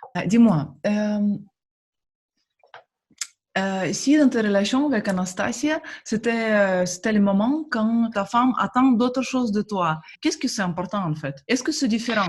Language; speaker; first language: French; non-native, fluent; Russian